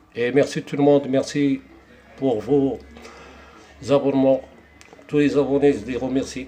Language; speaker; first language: French; non-native, local second language; Arabic